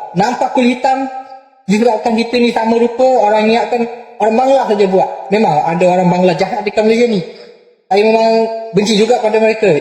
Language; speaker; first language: Malay; non-native, fluent; Bangla